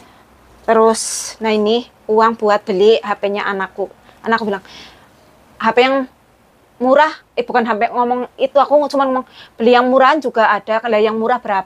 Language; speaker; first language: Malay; non-native, local second language; Javanese